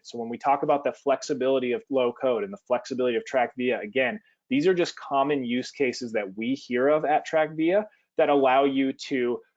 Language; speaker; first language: English; native; English